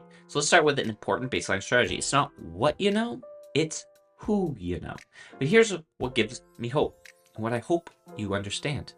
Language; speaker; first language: English; native; English